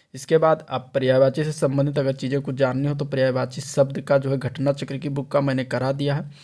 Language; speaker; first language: Hindi; native; Hindi